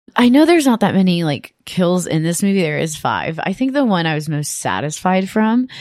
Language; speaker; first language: English; native; English